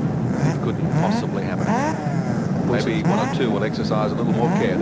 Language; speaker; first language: English; native; English